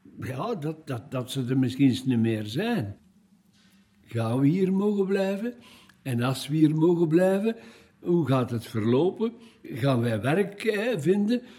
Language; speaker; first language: Dutch; native; Dutch